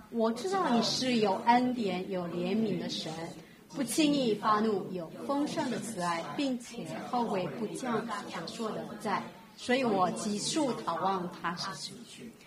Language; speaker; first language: Chinese; non-native, fluent; Korean